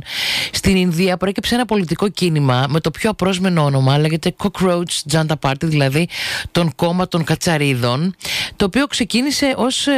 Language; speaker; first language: Greek; native; Greek